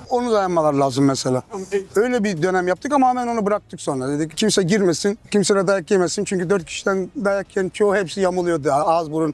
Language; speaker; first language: Turkish; early bilingual, heritage; Turkish